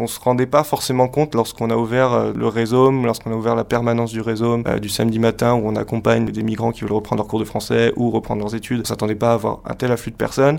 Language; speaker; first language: French; native; French